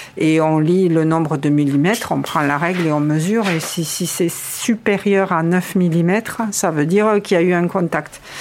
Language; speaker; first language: French; native; French